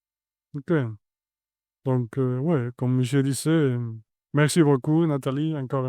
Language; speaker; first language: French; non-native, fluent; Spanish